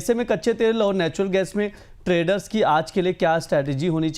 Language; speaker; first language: Hindi; native; Hindi